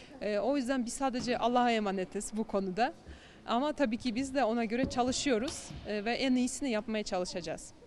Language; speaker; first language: Turkish; non-native, fluent; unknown